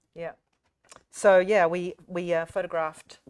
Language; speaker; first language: English; native; English